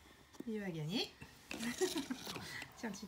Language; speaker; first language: French; native; French